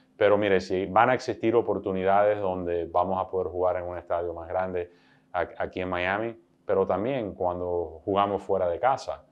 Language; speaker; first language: Spanish; early bilingual, heritage; Spanish